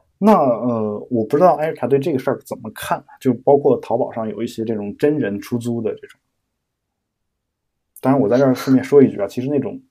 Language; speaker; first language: Chinese; native; Chinese